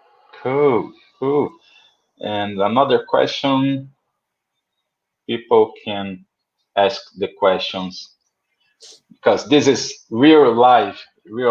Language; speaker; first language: English; non-native, fluent; Portuguese